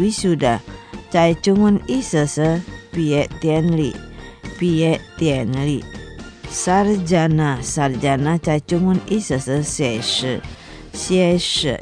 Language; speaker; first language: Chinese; non-native, local second language; Indonesian